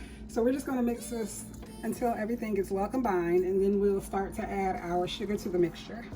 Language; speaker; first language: English; native; English